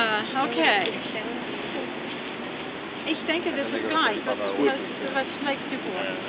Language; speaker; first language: German; non-native, learner; English